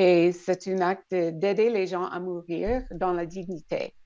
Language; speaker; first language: French; non-native, local second language; English